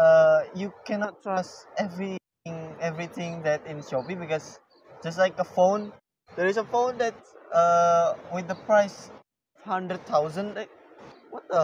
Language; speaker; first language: English; non-native, learner; Indonesian